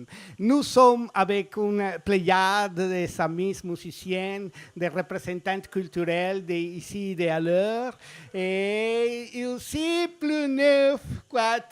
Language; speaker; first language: French; non-native, fluent; Spanish